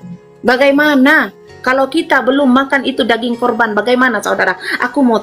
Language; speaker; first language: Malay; non-native, local second language; Madurese